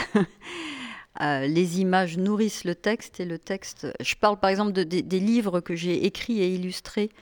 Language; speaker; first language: French; native; French